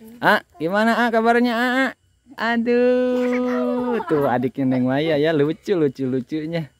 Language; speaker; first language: Indonesian; non-native, local second language; Sundanese